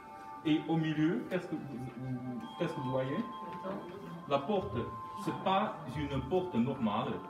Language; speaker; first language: French; non-native, fluent; Chinese